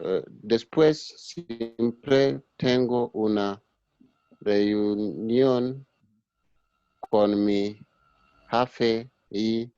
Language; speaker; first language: Spanish; non-native, learner; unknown